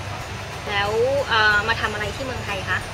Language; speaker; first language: Thai; native; Thai